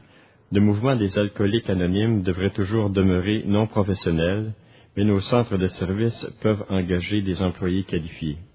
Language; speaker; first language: French; native; French